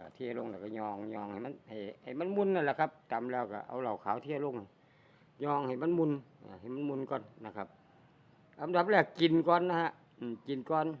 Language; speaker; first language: Thai; native; Thai